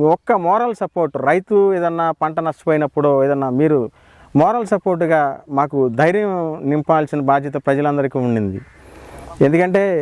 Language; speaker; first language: Telugu; native; Telugu